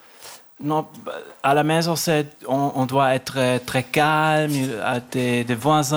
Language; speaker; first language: French; non-native, learner; German